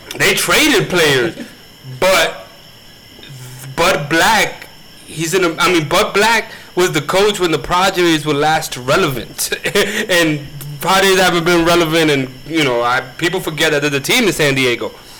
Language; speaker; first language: English; early bilingual, other home language; Spanish